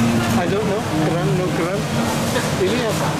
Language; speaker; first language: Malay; non-native, learner; English